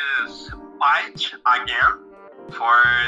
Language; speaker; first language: English; non-native, learner; Portuguese